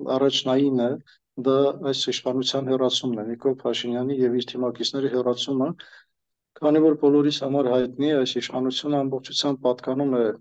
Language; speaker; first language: Armenian; native; Armenian